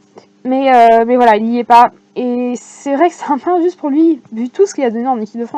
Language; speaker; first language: French; native; French